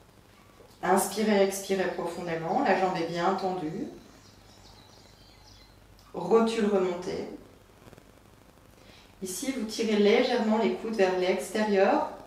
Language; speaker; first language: French; native; French